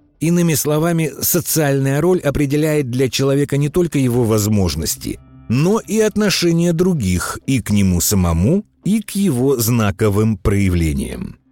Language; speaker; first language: Russian; native; Russian